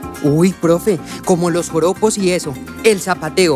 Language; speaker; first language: Spanish; native; Spanish